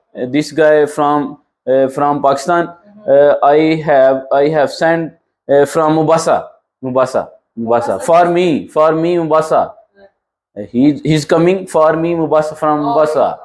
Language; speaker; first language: English; non-native, learner; Punjabi